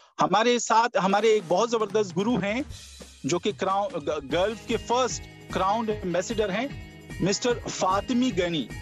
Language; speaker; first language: Urdu; non-native, local second language; Pashto